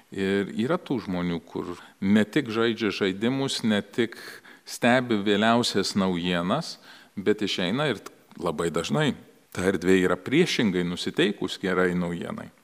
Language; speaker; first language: Lithuanian; early bilingual, heritage; Lithuanian